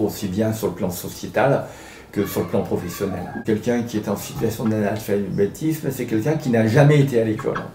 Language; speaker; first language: French; native; French